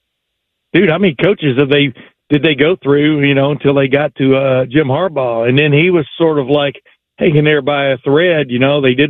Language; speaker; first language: English; native; English